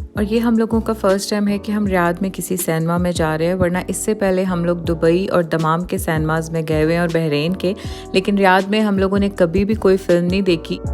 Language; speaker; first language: Urdu; native; Urdu